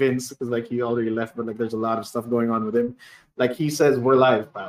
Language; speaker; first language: English; non-native, local second language; Hiligaynon